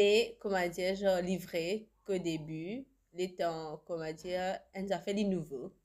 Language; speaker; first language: French; non-native, local second language; Morisyen